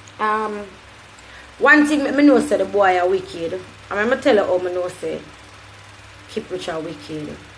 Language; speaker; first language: English; native; English